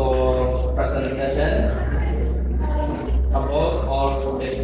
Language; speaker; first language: English; non-native, learner; Indonesian